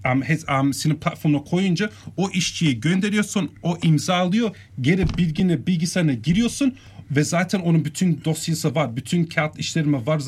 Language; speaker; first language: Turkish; early bilingual, heritage; Turkish